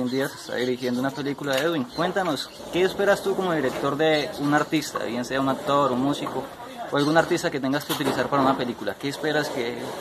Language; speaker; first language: Spanish; native; Spanish